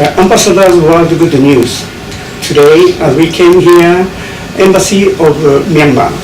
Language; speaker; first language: English; non-native, learner; Japanese